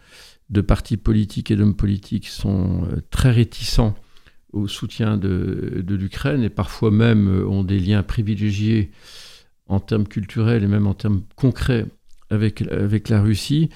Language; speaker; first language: French; native; French